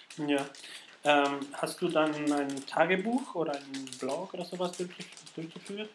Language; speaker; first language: German; non-native, fluent; Spanish